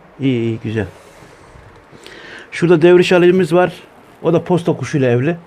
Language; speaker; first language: Turkish; native; Turkish